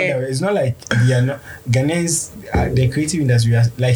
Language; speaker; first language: English; non-native, local second language; Akan